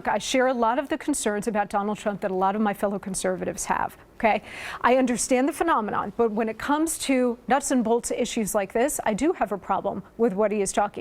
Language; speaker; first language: English; native; English